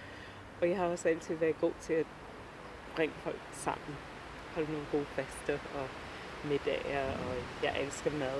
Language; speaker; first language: Danish; non-native, fluent; English